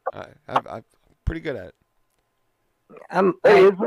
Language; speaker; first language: English; native; English